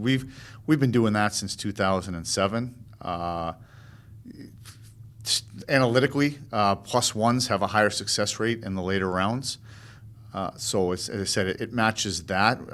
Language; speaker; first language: English; native; English